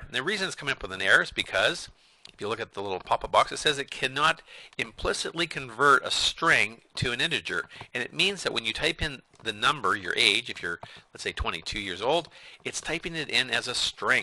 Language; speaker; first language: English; native; English